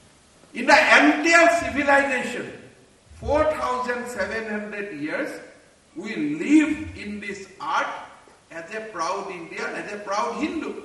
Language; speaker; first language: Hindi; non-native, local second language; Assamese